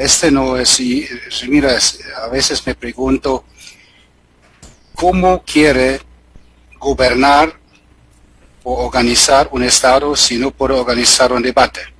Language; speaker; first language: Spanish; non-native, fluent; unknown